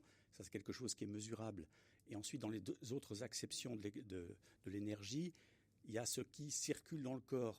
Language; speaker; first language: French; native; French